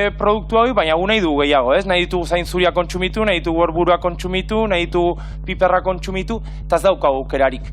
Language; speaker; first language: Basque; native; Basque